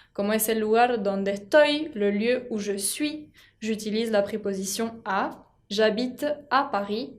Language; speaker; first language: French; non-native, fluent; Spanish